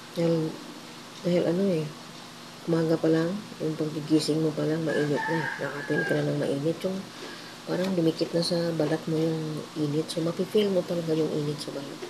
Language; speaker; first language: Filipino; native; Filipino